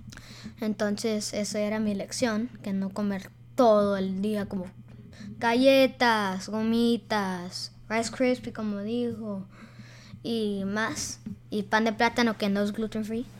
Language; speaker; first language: Spanish; early bilingual, heritage; Spanish